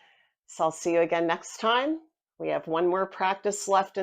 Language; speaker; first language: English; native; English